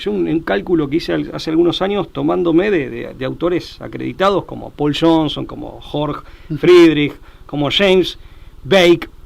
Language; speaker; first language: Spanish; native; Spanish